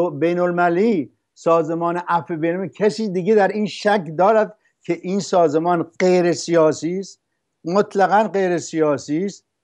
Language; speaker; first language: Persian; non-native, local second language; Arabic